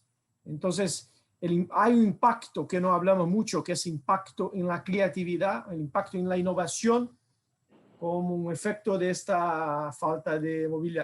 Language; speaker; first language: Spanish; non-native, fluent; Portuguese